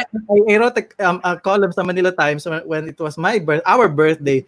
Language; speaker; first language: English; non-native, local second language; Filipino